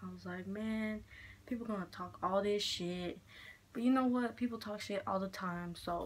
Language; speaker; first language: English; native; English